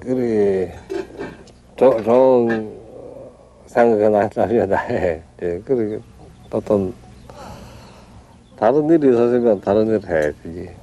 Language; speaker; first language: Korean; early bilingual, heritage; Korean